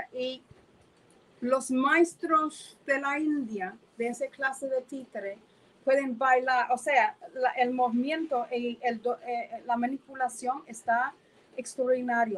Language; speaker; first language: Spanish; non-native, fluent; English